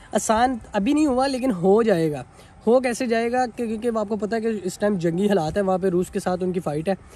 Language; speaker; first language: Urdu; non-native, local second language; Punjabi